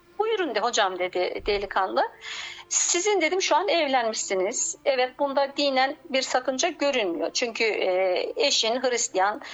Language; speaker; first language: Turkish; native; Turkish